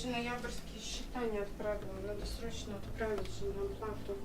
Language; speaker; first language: Russian; native; Russian